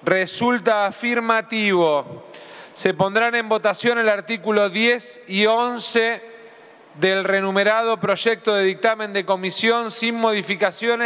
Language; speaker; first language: Spanish; native; Spanish